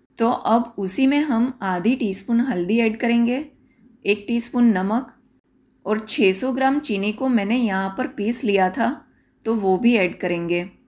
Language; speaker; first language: Hindi; non-native, local second language; Gujarati